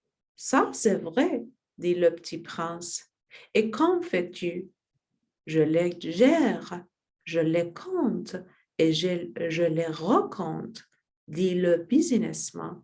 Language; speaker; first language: French; non-native, learner; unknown